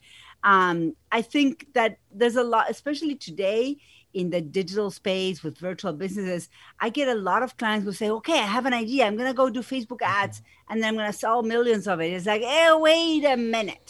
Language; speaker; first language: English; non-native, fluent; Spanish